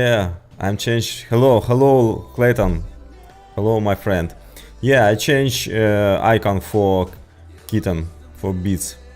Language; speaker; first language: English; non-native, learner; Ukrainian